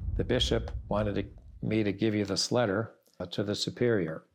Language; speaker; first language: English; early bilingual, other home language; Italian